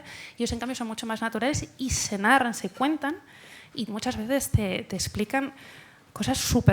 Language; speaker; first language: Spanish; native; Spanish